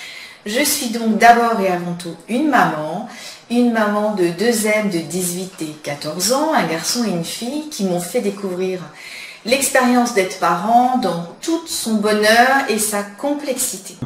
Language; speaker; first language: French; native; French